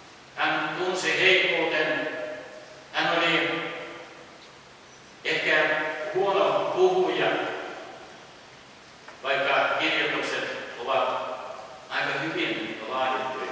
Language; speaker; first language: Finnish; early bilingual, heritage; Finnish